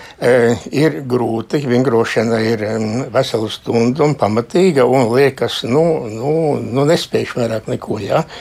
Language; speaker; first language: Latvian; native; Latvian